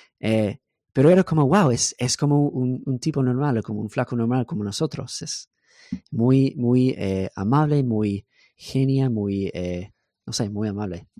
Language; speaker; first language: Spanish; non-native, fluent; English